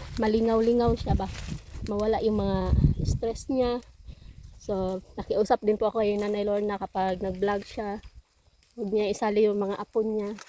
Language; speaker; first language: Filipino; non-native, local second language; Cebuano